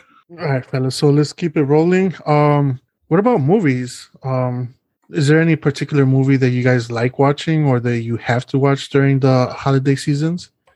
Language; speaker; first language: English; early bilingual, other home language; Spanish